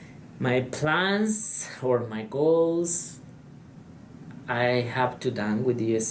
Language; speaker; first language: English; non-native, learner; Spanish